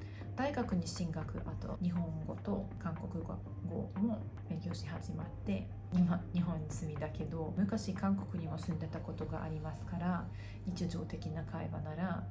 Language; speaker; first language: Japanese; non-native, fluent; Hungarian